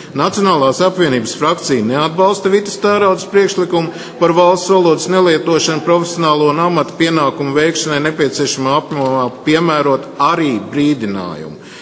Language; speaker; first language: Latvian; native; Latvian